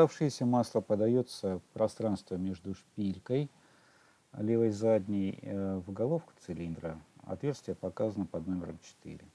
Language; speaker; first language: Russian; native; Russian